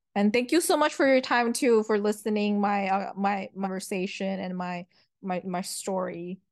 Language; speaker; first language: English; early bilingual, other home language; Chinese